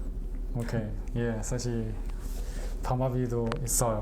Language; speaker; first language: Korean; non-native, learner; Chinese